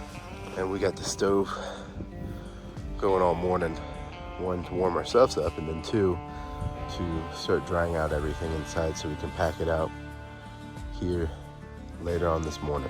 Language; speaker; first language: English; native; English